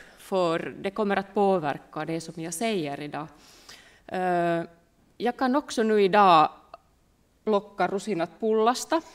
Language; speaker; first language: Swedish; non-native, local second language; Finnish